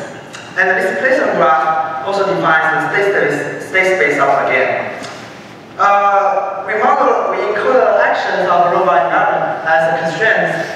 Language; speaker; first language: English; non-native, fluent; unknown